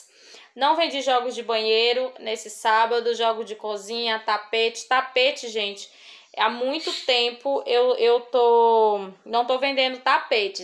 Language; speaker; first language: Portuguese; native; Portuguese